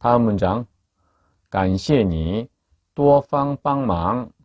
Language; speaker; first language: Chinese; non-native, fluent; Korean